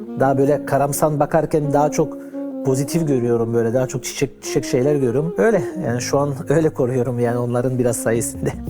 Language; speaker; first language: Turkish; early bilingual, heritage; Turkish